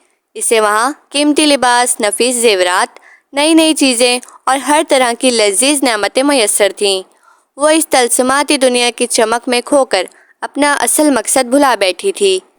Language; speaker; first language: Urdu; native; Urdu